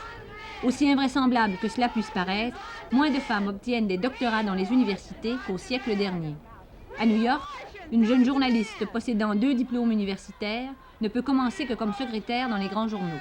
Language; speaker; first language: French; native; French